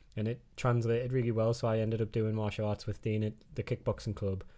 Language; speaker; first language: English; native; English